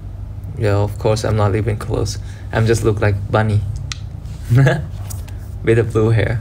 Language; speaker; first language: English; non-native, learner; Thai